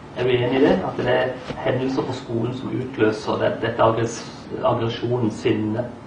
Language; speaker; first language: Norwegian; native; Norwegian